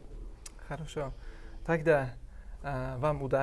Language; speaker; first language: Russian; non-native, local second language; Uzbek